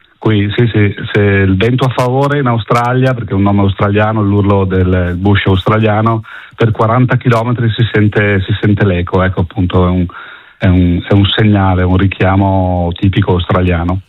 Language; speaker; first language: Italian; non-native, local second language; Venetian